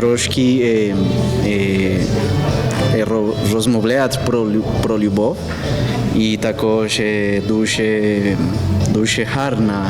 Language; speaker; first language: Ukrainian; non-native, learner; Spanish